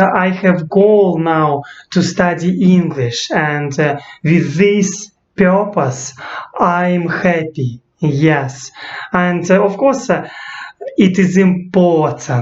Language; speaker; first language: English; non-native, learner; Russian